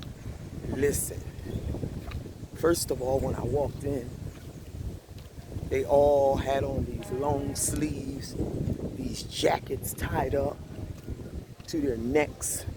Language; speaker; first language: English; native; English